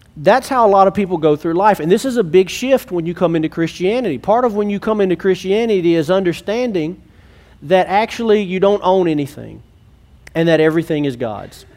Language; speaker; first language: English; native; English